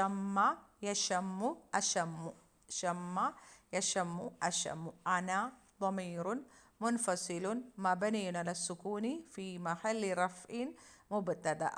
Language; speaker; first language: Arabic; non-native, fluent; Malayalam